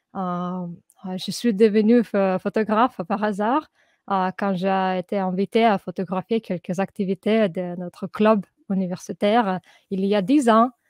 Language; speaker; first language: French; non-native, fluent; Russian